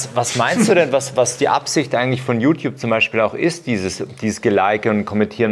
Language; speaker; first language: German; native; German